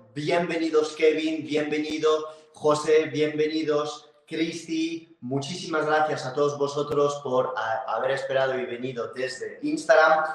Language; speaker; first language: Spanish; non-native, fluent; French